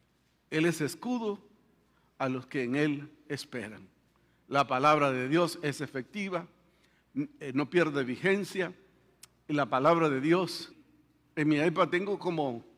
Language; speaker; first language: Spanish; native; Spanish